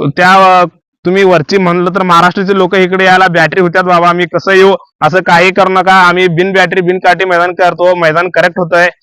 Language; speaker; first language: Marathi; non-native, local second language; Kannada